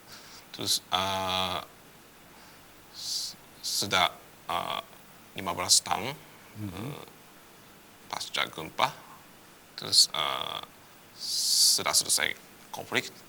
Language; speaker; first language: Indonesian; non-native, fluent; Japanese